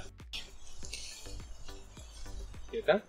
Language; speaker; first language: Spanish; native; Spanish